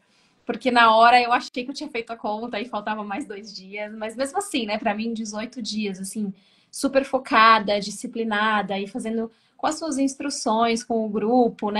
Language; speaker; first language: Portuguese; native; Portuguese